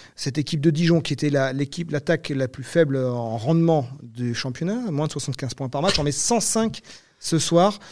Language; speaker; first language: French; native; French